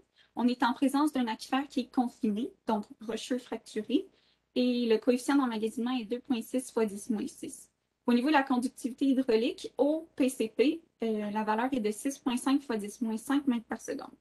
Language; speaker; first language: French; native; French